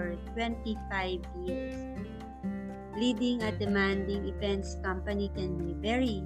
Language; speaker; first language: English; non-native, local second language; Iloko